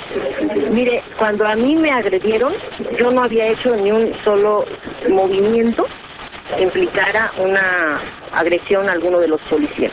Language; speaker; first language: Spanish; native; Spanish